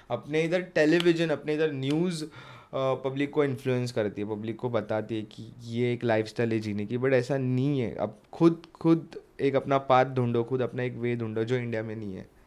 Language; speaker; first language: Hindi; native; Hindi